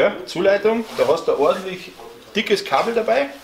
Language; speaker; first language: German; native; German